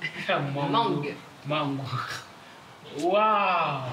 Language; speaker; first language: French; non-native, learner; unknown